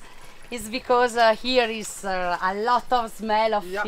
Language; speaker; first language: English; non-native, learner; Italian